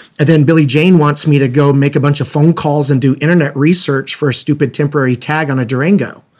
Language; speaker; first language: English; native; English